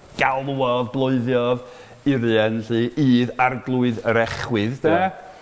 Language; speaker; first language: Welsh; non-native, fluent; English